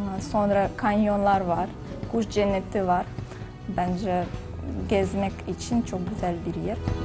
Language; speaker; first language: Turkish; non-native, learner; Russian